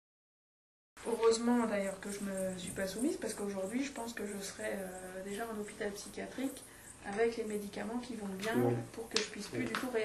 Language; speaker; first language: French; native; French